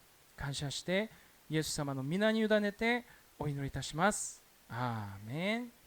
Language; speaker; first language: Japanese; non-native, fluent; Korean